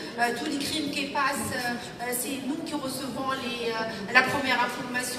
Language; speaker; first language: French; non-native, local second language; Arabic